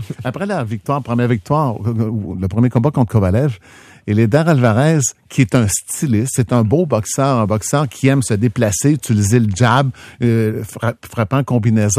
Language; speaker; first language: French; native; French